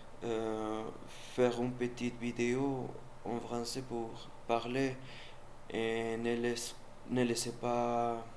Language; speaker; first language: French; non-native, learner; Spanish